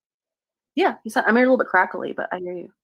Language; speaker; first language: English; native; English